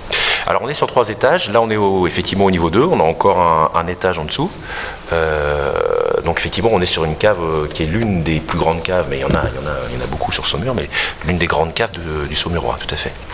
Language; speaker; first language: French; native; French